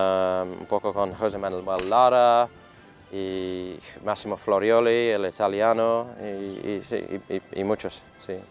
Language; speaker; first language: Spanish; non-native, fluent; English